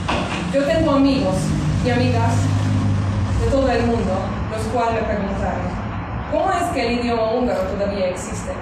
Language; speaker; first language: Spanish; non-native, fluent; Hungarian